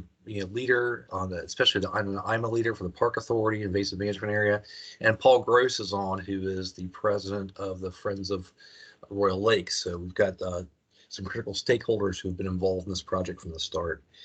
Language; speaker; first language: English; native; English